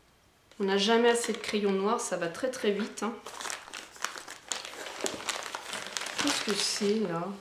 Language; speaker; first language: French; native; French